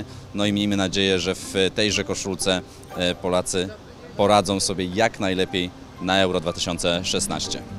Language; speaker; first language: Polish; native; Polish